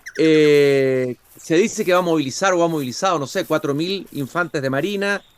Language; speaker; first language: Spanish; native; Spanish